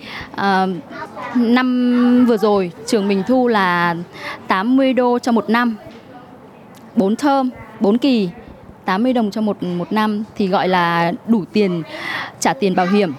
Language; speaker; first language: Vietnamese; native; Vietnamese